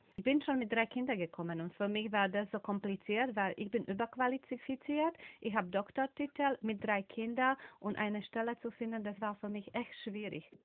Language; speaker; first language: German; non-native, fluent; Slovak